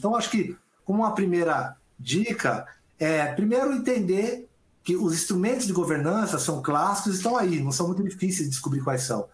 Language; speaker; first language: Portuguese; native; Portuguese